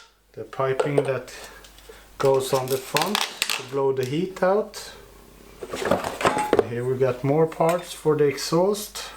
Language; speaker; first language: English; non-native, fluent; Swedish